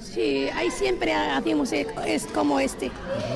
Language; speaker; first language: Spanish; non-native, learner; Arabic